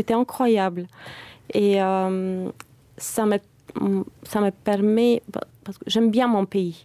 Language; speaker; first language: French; non-native, fluent; Bulgarian